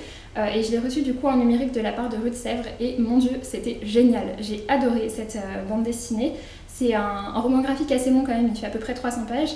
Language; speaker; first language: French; native; French